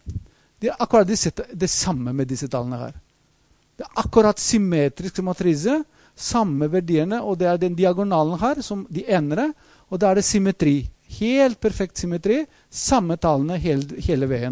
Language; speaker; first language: Norwegian; non-native, fluent; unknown